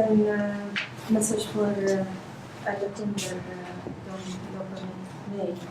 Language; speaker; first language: Swedish; non-native, learner; Arabic